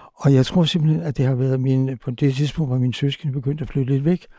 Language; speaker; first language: Danish; native; Danish